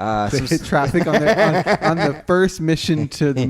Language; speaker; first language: English; native; English